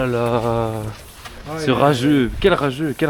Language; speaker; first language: French; native; French